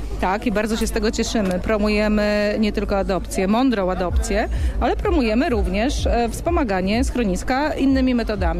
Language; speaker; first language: Polish; native; Polish